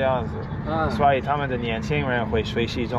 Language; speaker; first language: Chinese; non-native, learner; English